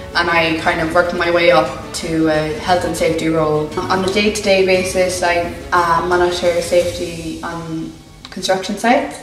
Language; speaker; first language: English; native; English